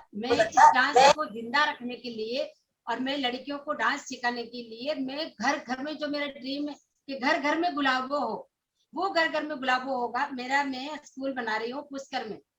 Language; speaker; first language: Hindi; non-native, local second language; Rajasthani